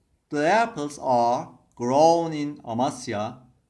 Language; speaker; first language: English; non-native, fluent; Turkish